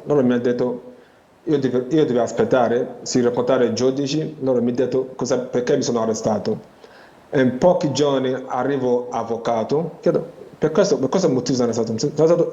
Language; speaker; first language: Italian; non-native, learner; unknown